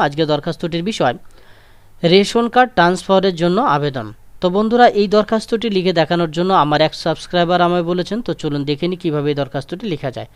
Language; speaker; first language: Bangla; native; Bangla